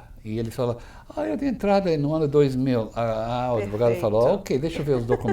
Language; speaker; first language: Portuguese; non-native, fluent; English